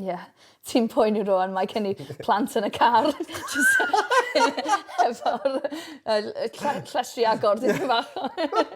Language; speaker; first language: Welsh; non-native, local second language; English